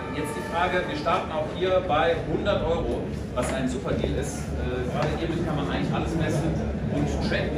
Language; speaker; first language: German; native; German